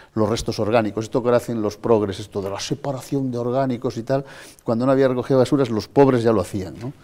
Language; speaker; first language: Spanish; native; Spanish